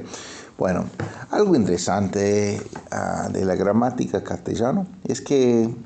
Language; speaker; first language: Spanish; non-native, fluent; English